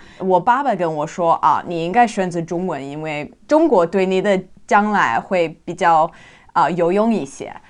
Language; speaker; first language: Chinese; non-native, learner; English